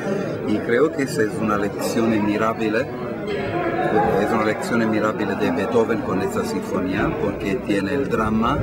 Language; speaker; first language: Spanish; non-native, fluent; Italian